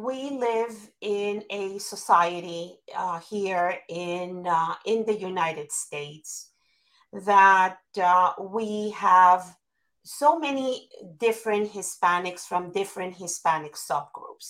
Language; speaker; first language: English; non-native, fluent; Spanish